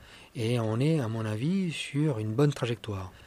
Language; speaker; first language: French; native; French